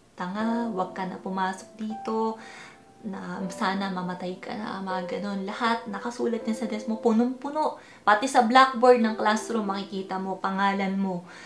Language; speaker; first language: Filipino; early bilingual, heritage; Filipino